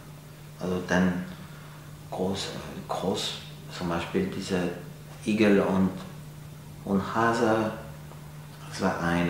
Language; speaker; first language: German; non-native, fluent; French